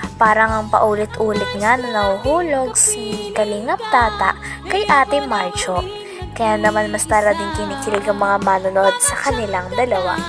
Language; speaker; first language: Filipino; native; Filipino